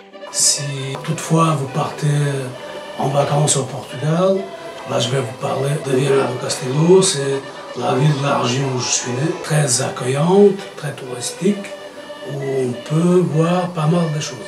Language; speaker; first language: French; non-native, fluent; Portuguese